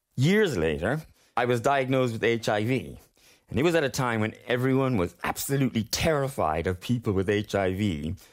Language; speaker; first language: English; native; English